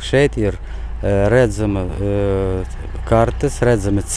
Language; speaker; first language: Latvian; non-native, local second language; Russian